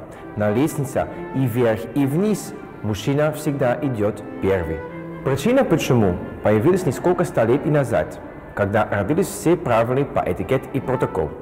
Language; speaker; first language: Russian; non-native, fluent; Dutch